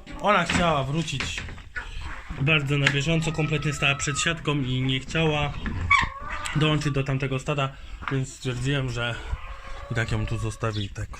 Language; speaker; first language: Polish; native; Polish